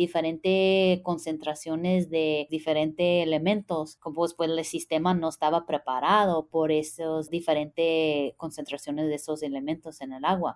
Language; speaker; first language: Spanish; early bilingual, heritage; English